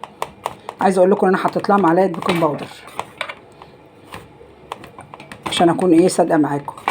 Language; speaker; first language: Arabic; native; Arabic